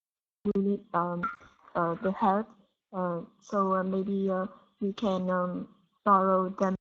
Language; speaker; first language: English; non-native, learner; Vietnamese